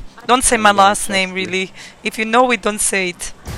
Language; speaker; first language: English; non-native, fluent; Croatian